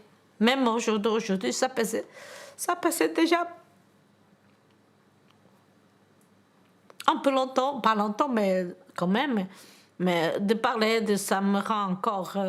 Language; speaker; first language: French; non-native, learner; Portuguese